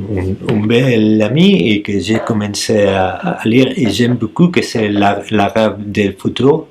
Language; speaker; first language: French; non-native, learner; Spanish